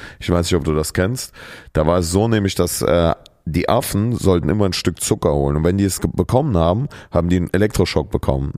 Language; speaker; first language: German; early bilingual, other home language; Russian